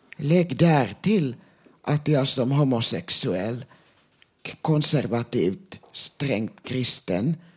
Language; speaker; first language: Swedish; non-native, local second language; Finnish